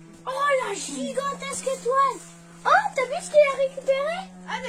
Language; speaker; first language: French; native; French